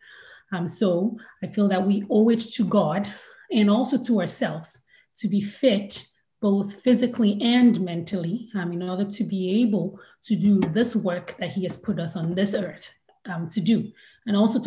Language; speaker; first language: English; non-native, local second language; Yoruba